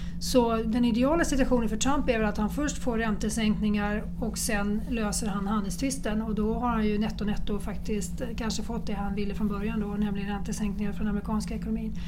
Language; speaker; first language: Swedish; native; Swedish